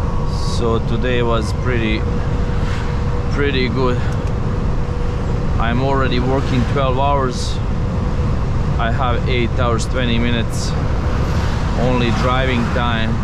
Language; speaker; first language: English; non-native, fluent; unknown